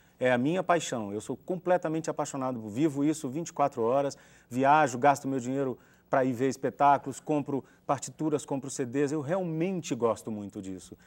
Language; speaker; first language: Portuguese; native; Portuguese